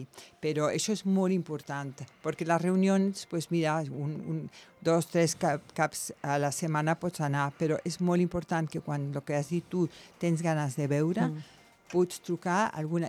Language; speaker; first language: Catalan; non-native, local second language; Spanish